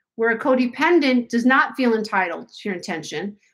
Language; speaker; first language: English; native; English